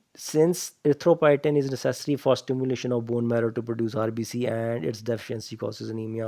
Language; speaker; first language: English; non-native, local second language; Punjabi